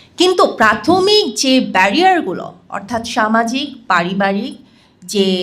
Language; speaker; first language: Bangla; non-native, local second language; Chakma